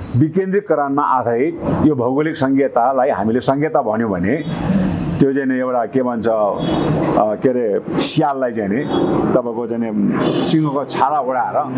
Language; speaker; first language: Nepali; non-native, local second language; Sherpa